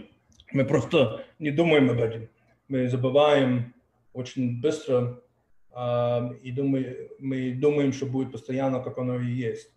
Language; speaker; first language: Russian; early bilingual, heritage; Russian